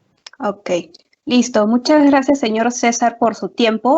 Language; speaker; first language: Spanish; native; Spanish